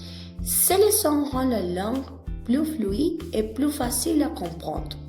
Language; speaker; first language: French; non-native, learner; Spanish